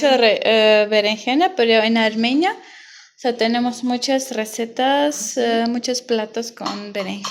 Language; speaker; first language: Spanish; non-native, learner; Armenian